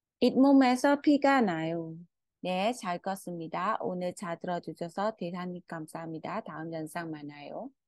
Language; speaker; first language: Korean; non-native, fluent; Khmer